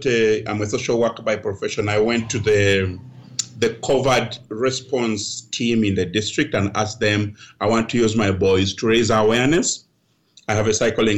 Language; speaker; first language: English; non-native, local second language; Ganda